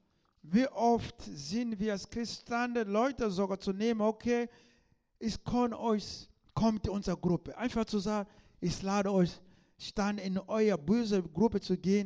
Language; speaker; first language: German; non-native, learner; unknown